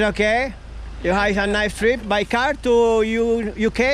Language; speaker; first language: English; non-native, learner; Spanish